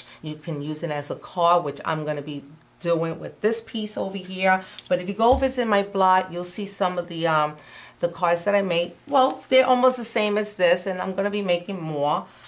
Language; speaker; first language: English; non-native, fluent; Spanish